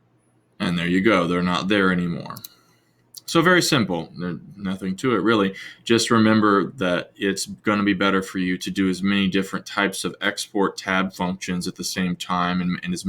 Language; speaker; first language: English; native; English